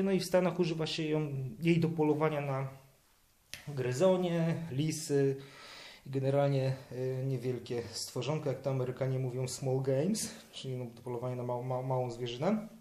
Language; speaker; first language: Polish; native; Polish